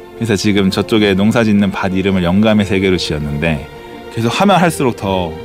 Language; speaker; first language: Korean; native; Korean